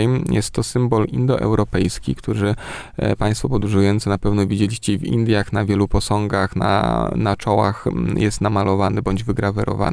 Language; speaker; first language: Polish; native; Polish